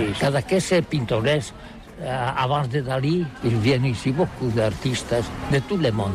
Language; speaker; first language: French; non-native, learner; Catalan